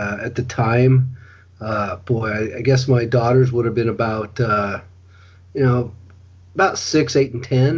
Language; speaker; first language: English; native; English